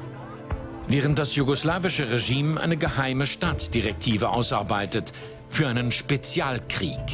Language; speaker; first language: German; native; German